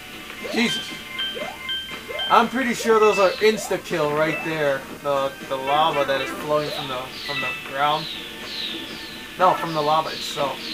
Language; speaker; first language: English; native; English